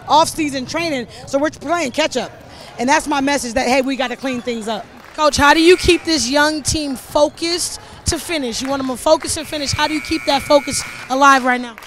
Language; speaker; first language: English; native; English